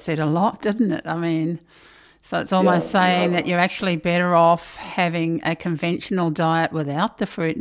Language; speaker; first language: English; native; English